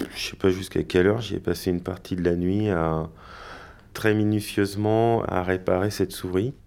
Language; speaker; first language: French; native; French